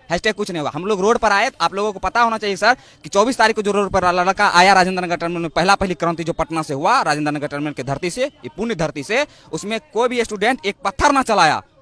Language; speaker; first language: Hindi; native; Hindi